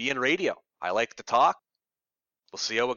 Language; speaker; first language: English; native; English